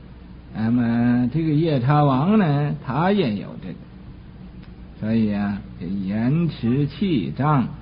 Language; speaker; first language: Chinese; native; Chinese